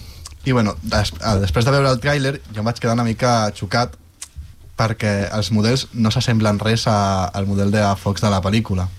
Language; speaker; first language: Catalan; native; Catalan